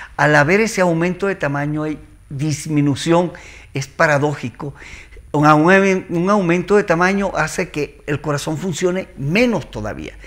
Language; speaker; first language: Spanish; native; Spanish